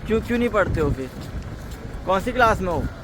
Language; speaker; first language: Hindi; native; Hindi